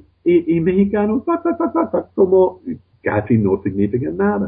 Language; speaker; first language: Spanish; non-native, fluent; English